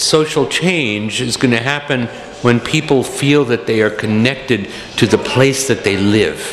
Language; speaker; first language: English; native; English